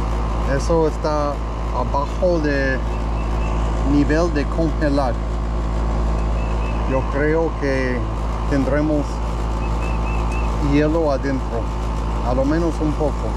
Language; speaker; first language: Spanish; non-native, fluent; English